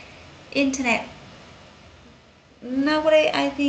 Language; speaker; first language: English; non-native, learner; Vietnamese